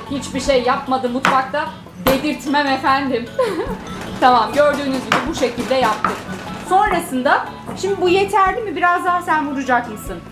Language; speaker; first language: Turkish; native; Turkish